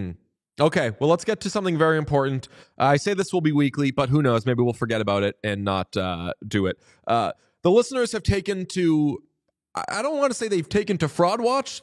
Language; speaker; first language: English; native; English